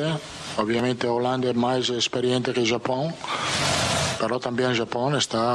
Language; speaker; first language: Portuguese; non-native, learner; Italian